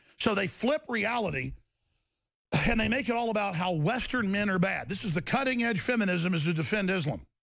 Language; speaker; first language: English; native; English